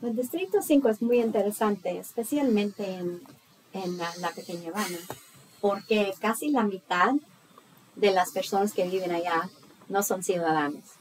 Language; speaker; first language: Spanish; non-native, fluent; English